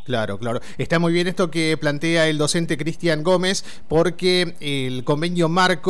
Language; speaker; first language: Spanish; native; Spanish